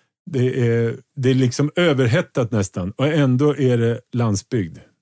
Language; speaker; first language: Swedish; native; Swedish